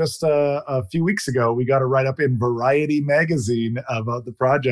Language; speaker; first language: English; native; English